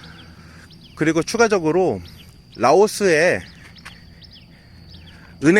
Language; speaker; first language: Korean; native; Korean